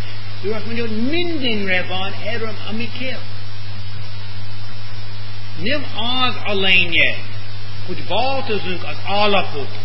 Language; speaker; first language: Hungarian; non-native, fluent; English